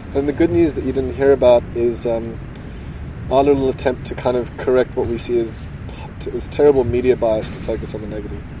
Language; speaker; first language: English; native; English